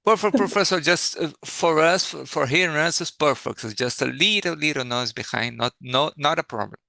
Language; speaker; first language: English; non-native, learner; Portuguese